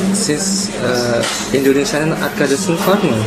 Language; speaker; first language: Turkish; non-native, learner; Indonesian